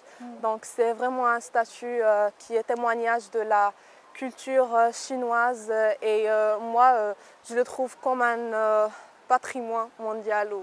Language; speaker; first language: French; non-native, local second language; Arabic